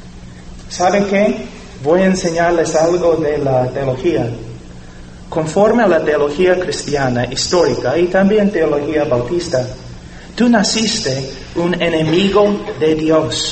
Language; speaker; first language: Spanish; non-native, fluent; English